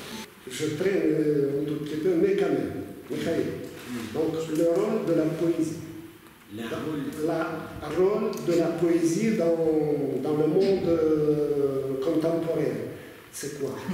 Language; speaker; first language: French; non-native, fluent; Russian